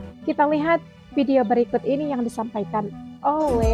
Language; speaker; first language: Indonesian; native; Indonesian